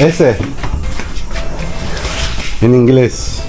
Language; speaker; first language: Spanish; non-native, learner; Filipino